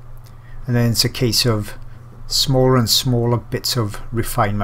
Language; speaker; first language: English; native; English